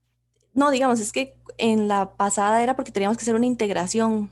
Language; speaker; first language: Spanish; native; Spanish